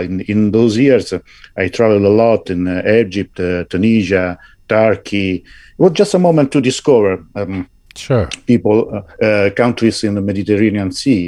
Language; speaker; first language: English; non-native, fluent; Italian